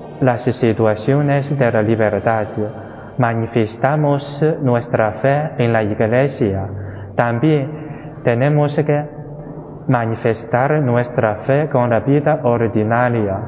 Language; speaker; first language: Spanish; non-native, fluent; Chinese